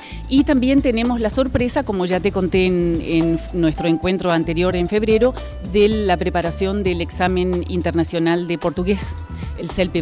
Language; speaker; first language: Spanish; native; Spanish